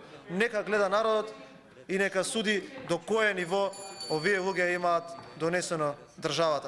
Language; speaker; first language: Macedonian; native; Macedonian